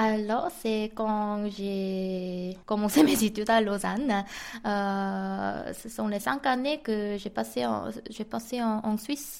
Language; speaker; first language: French; non-native, fluent; Korean